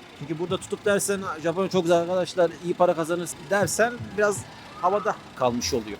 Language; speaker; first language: Turkish; native; Turkish